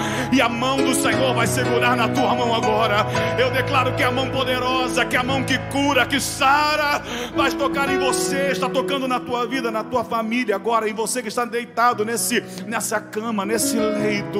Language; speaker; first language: Portuguese; native; Portuguese